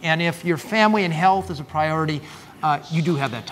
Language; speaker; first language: English; native; English